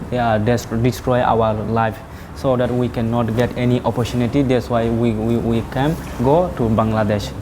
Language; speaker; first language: English; non-native, learner; Rohingya